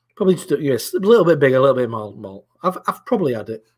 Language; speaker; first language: English; native; English